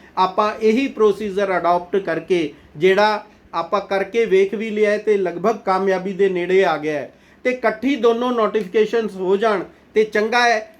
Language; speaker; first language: Punjabi; non-native, local second language; Hindi